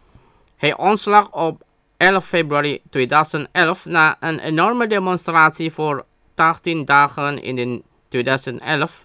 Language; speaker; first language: Dutch; non-native, learner; Indonesian